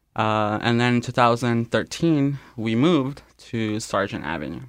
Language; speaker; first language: English; non-native, fluent; Spanish